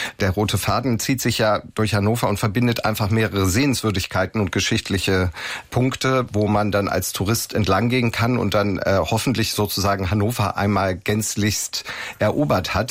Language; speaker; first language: German; native; German